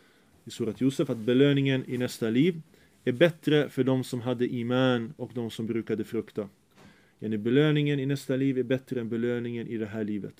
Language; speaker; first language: Swedish; early bilingual, other home language; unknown